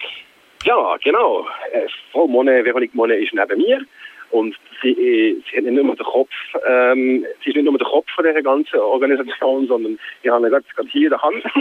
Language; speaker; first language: German; native; German